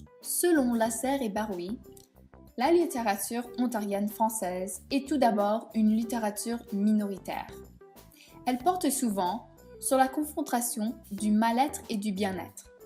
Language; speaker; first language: French; native; French